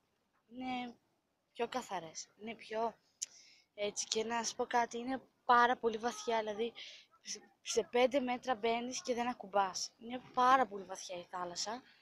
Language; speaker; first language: Greek; early bilingual, other home language; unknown